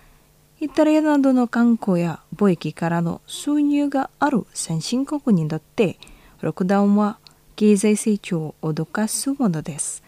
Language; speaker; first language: Japanese; non-native, fluent; Indonesian